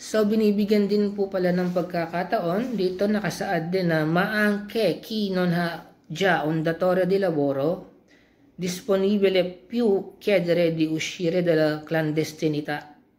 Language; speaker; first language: Italian; non-native, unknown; Filipino